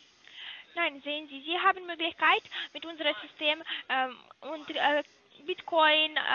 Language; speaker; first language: German; non-native, learner; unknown